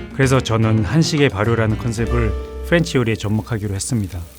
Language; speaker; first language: Korean; native; Korean